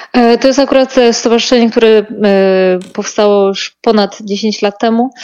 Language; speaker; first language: Polish; early bilingual, heritage; Polish